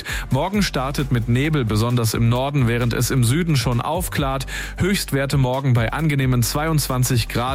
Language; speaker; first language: German; native; German